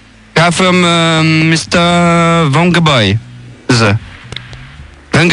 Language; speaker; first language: English; non-native, learner; French